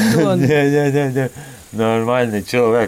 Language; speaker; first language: Russian; non-native, learner; Latvian